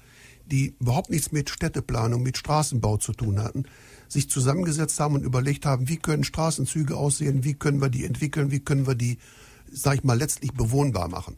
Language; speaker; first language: German; native; German